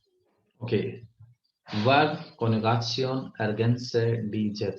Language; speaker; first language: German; non-native, fluent; Hindi